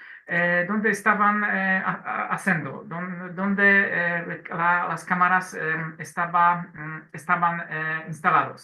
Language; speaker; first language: Spanish; non-native, learner; Polish